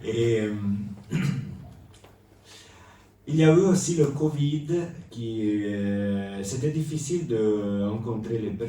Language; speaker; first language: French; non-native, local second language; Italian